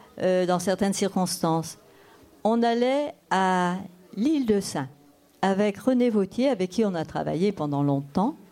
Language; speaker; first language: French; non-native, local second language; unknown